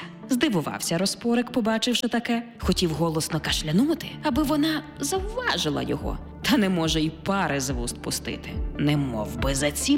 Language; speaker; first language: Ukrainian; native; Ukrainian